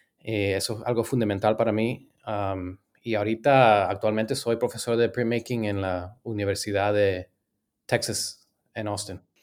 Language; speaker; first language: Spanish; early bilingual, heritage; Spanish